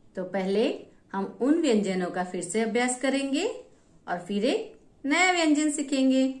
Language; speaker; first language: Hindi; native; Hindi